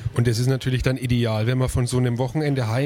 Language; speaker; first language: German; native; German